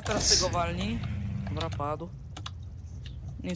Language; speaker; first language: Polish; native; Polish